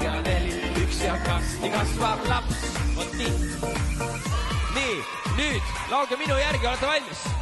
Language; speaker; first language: Estonian; non-native, local second language; Russian